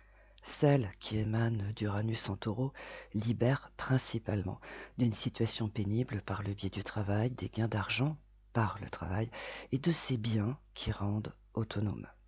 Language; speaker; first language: French; native; French